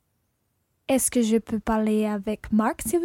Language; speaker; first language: French; non-native, learner; English